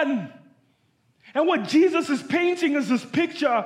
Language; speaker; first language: English; non-native, local second language; Shona